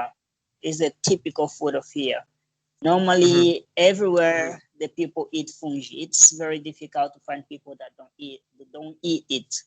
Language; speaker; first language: English; non-native, learner; Portuguese